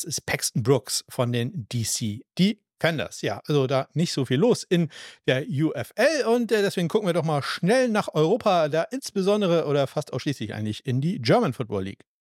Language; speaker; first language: German; native; German